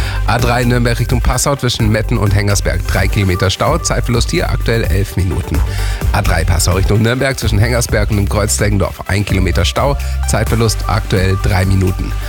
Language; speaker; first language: German; native; German